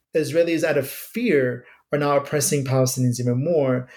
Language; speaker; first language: English; early bilingual, other home language; Persian